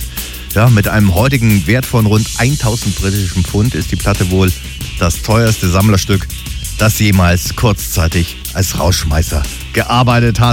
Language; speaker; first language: German; native; German